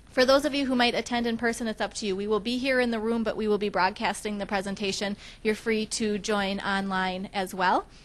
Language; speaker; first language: English; native; English